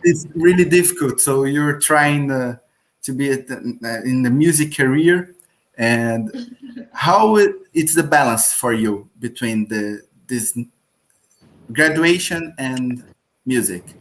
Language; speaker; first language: English; non-native, learner; Portuguese